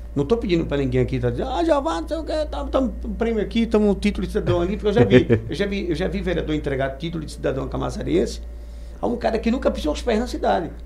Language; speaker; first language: Portuguese; native; Portuguese